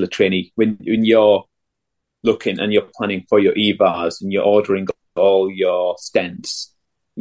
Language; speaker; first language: English; native; English